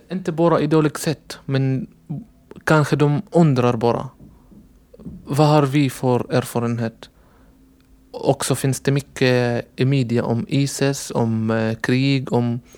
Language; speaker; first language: Swedish; non-native, learner; Arabic